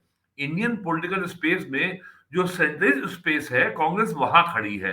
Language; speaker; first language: Hindi; native; Hindi